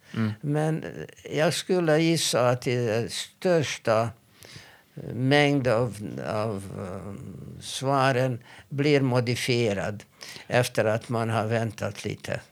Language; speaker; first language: Swedish; non-native, fluent; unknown